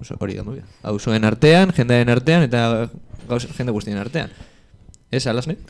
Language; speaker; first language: Basque; non-native, local second language; Spanish